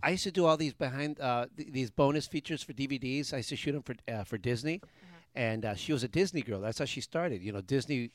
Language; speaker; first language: English; early bilingual, other home language; Spanish